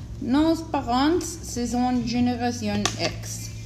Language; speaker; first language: French; non-native, learner; Spanish